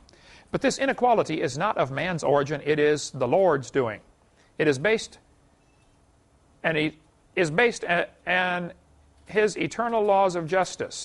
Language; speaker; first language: English; native; English